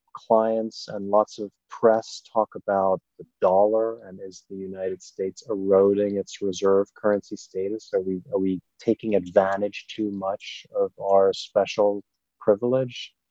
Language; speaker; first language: English; non-native, fluent; German